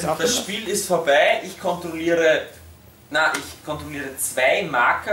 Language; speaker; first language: German; native; German